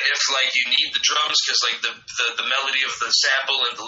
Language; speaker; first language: English; non-native, fluent; French